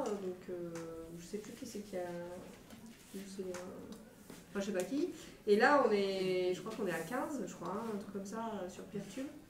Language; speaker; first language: French; native; French